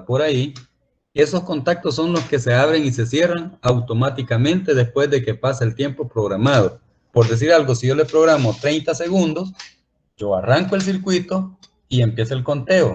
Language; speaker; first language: Spanish; native; Spanish